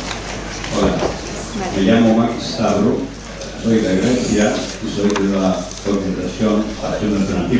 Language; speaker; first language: Spanish; non-native, learner; Greek